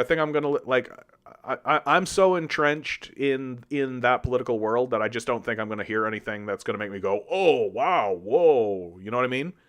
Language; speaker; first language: English; native; English